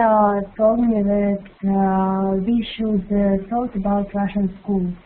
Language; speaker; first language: English; non-native, learner; Russian